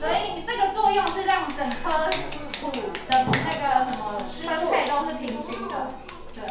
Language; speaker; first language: Chinese; native; Chinese